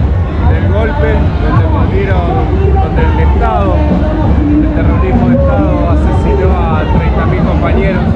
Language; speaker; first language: Spanish; native; Spanish